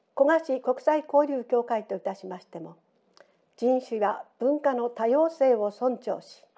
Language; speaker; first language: Japanese; native; Japanese